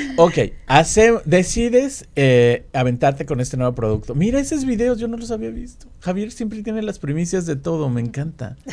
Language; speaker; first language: Spanish; native; Spanish